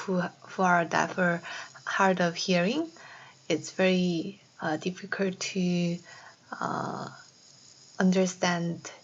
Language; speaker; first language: English; non-native, fluent; Korean